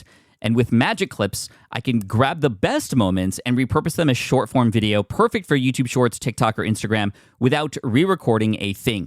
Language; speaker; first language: English; native; English